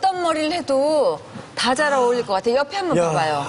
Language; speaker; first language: Korean; native; Korean